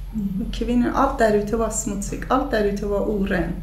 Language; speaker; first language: Swedish; non-native, fluent; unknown